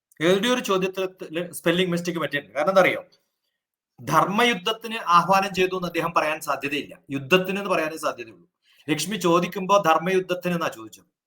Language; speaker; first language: Malayalam; native; Malayalam